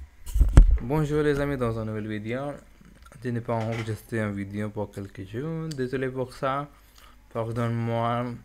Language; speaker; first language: French; non-native, learner; English